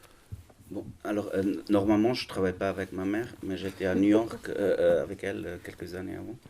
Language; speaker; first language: French; non-native, learner; German